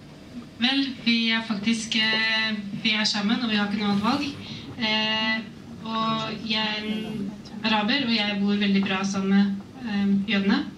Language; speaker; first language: Norwegian; native; Norwegian